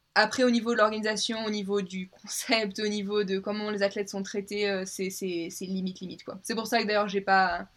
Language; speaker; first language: French; native; French